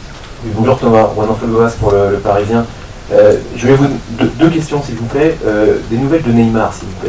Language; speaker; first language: French; native; French